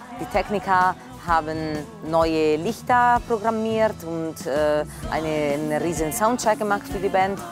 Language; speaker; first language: German; non-native, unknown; Italian